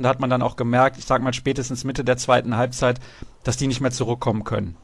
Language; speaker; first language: German; native; German